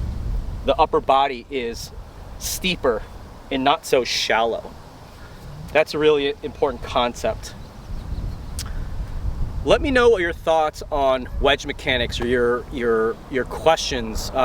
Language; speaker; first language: English; native; English